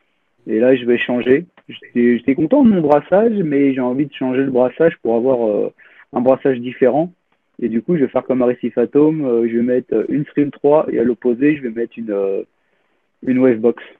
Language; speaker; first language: French; native; French